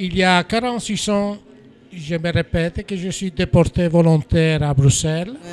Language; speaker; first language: French; non-native, fluent; Italian